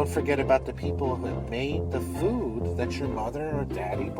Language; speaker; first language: English; native; English